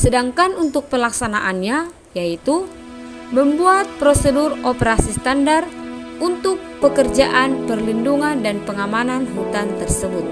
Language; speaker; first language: Indonesian; native; Indonesian